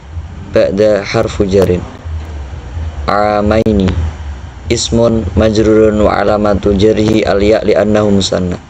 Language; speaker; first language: Arabic; non-native, learner; Indonesian